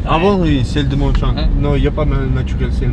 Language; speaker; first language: French; non-native, learner; Georgian